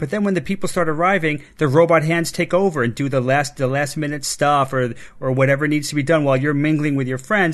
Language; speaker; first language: English; native; English